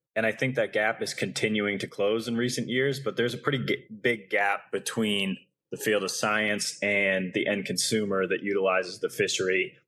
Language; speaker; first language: English; native; English